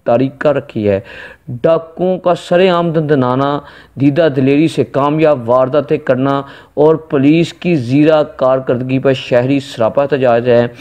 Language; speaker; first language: Hindi; non-native, local second language; Punjabi